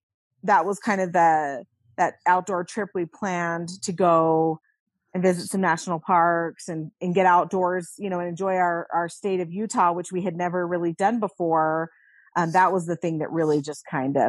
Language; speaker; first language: English; native; English